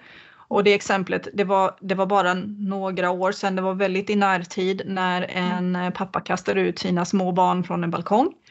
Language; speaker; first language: Swedish; native; Swedish